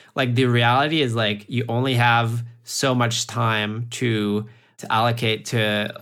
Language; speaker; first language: English; early bilingual, heritage; French